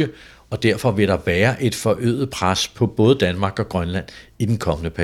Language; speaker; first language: Danish; native; Danish